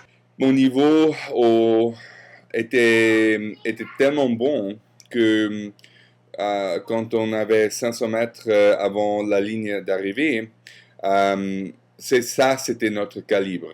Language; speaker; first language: French; non-native, fluent; German